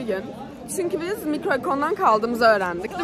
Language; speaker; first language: Turkish; native; Turkish